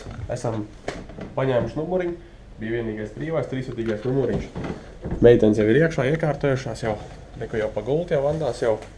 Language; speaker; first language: Latvian; native; Latvian